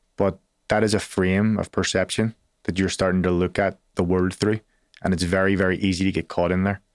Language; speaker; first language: English; native; English